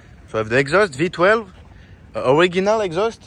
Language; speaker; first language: English; non-native, learner; French